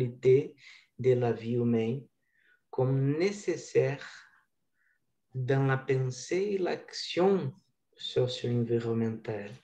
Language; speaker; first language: French; non-native, learner; Portuguese